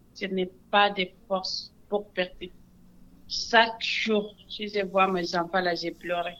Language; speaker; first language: French; non-native, local second language; Wolof